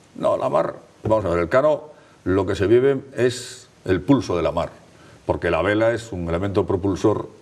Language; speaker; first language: Spanish; native; Spanish